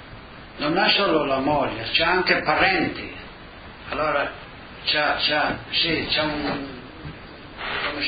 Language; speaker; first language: Italian; non-native, local second language; Slovenian